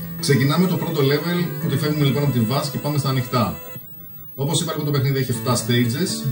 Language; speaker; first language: Greek; early bilingual, other home language; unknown